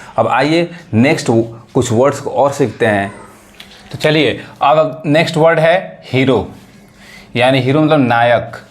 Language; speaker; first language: Hindi; native; Hindi